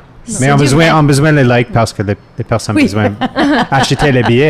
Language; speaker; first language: French; non-native, learner; English